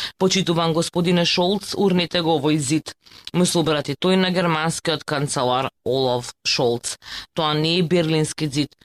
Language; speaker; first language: Macedonian; native; Macedonian